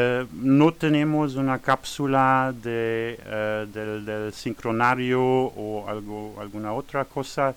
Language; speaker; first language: Spanish; non-native, learner; French